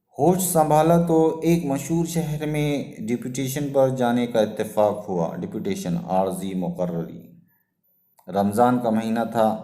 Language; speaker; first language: Urdu; native; Urdu